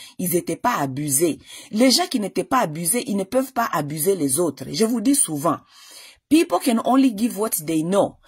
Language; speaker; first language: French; non-native, local second language; Lingala